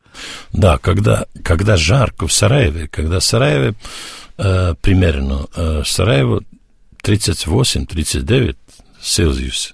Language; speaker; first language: Russian; non-native, learner; Serbian